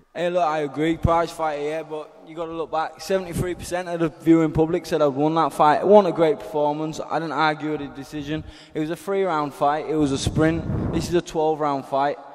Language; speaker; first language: English; native; English